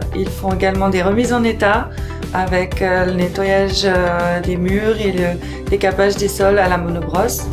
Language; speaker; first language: French; native; French